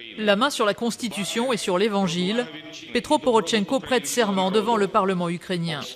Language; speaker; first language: French; native; French